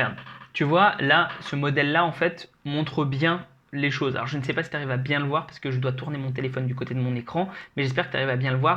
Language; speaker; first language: French; native; French